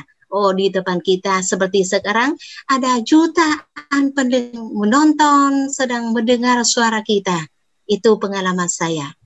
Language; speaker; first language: Indonesian; non-native, fluent; Vietnamese